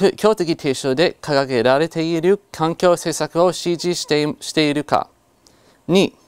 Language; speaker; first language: Japanese; non-native, fluent; English